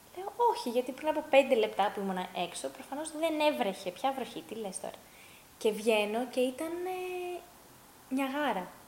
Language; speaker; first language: Greek; early bilingual, heritage; Greek